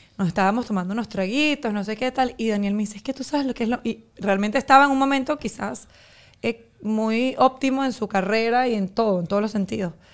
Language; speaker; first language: Spanish; native; Spanish